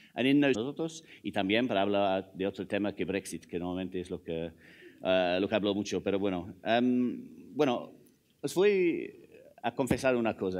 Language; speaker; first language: Spanish; non-native, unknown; English